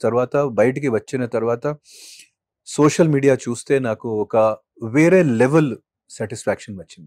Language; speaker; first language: Telugu; non-native, fluent; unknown